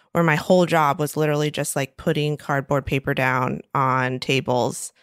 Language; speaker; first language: English; native; English